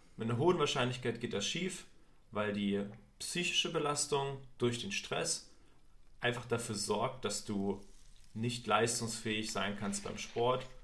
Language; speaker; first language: German; native; German